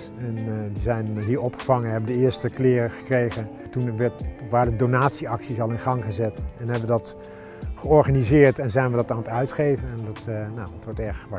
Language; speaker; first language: Dutch; native; Dutch